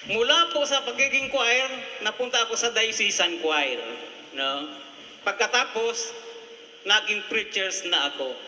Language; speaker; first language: Filipino; non-native, local second language; Bikol